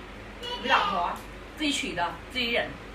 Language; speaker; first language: Chinese; native; Chinese